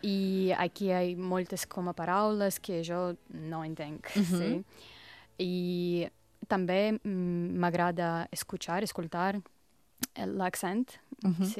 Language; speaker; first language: Catalan; non-native, learner; Russian